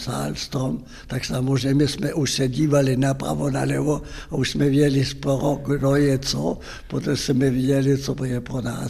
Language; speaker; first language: Czech; non-native, local second language; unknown